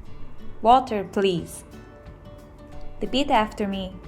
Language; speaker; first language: English; non-native, fluent; Japanese